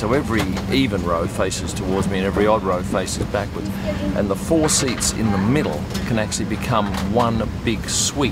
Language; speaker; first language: English; native; English